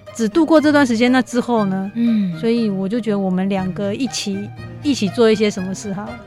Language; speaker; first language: Chinese; native; Chinese